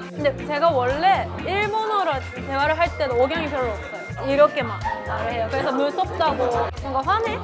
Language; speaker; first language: Korean; non-native, fluent; Japanese